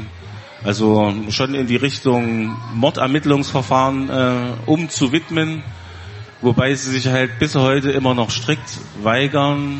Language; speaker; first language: German; native; German